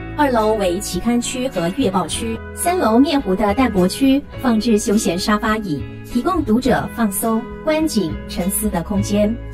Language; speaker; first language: Chinese; native; Chinese